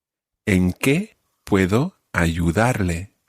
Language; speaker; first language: Spanish; non-native, fluent; English